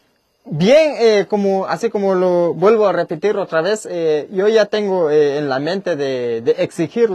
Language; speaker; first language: Spanish; non-native, local second language; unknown